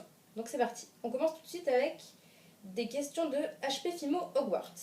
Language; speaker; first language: French; native; French